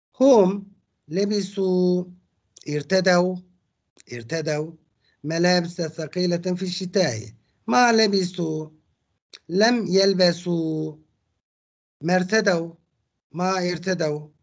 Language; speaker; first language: Arabic; non-native, fluent; Turkish